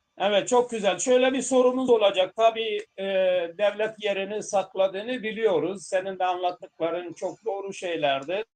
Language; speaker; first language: Turkish; non-native, local second language; Zaza